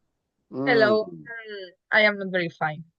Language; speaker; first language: English; non-native, learner; Spanish